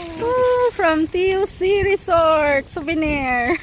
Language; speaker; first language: English; non-native, local second language; Filipino